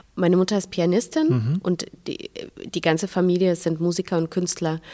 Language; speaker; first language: German; non-native, fluent; Belarusian